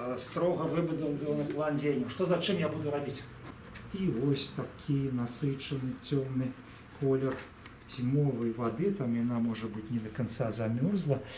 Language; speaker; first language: Belarusian; non-native, local second language; Russian